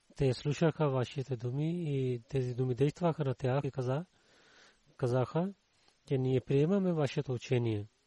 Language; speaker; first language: Bulgarian; non-native, learner; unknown